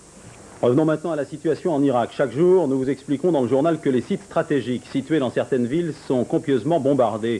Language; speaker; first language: French; native; French